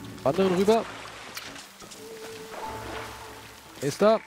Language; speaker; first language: German; native; German